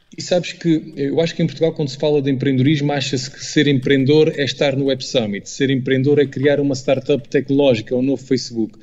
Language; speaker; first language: Portuguese; native; Portuguese